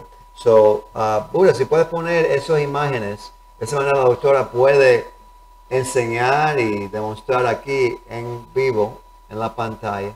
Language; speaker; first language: Spanish; early bilingual, heritage; Spanish